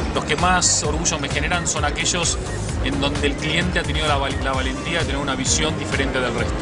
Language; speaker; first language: Spanish; native; Spanish